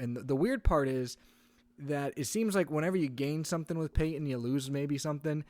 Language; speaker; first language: English; native; English